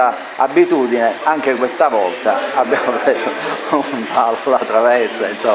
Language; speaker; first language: Italian; native; Italian